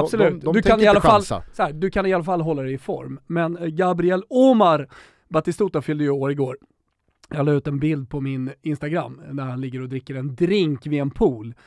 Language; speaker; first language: Swedish; native; Swedish